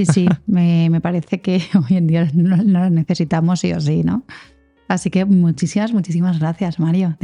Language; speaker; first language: Spanish; native; Spanish